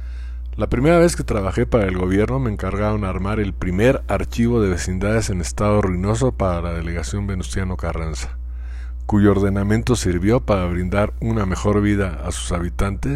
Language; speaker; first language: Spanish; native; Spanish